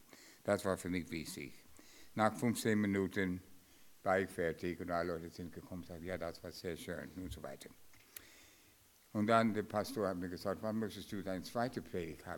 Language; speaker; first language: German; non-native, fluent; English